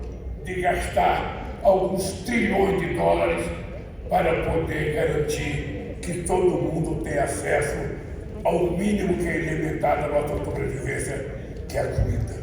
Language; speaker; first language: Portuguese; native; Portuguese